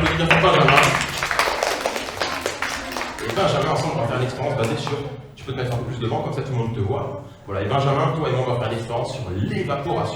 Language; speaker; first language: French; native; French